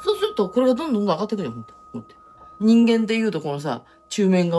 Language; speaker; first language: Japanese; native; Japanese